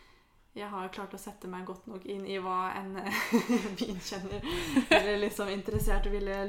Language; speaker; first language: Norwegian; native; Norwegian